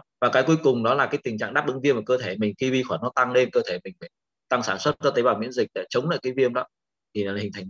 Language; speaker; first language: Vietnamese; native; Vietnamese